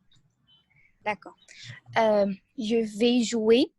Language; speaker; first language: French; non-native, learner; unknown